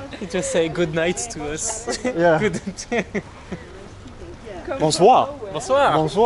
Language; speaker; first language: English; non-native, learner; German